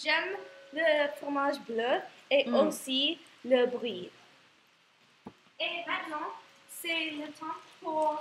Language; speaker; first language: French; non-native, learner; English